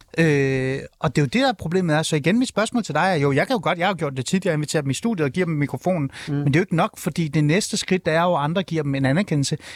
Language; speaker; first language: Danish; early bilingual, other home language; Persian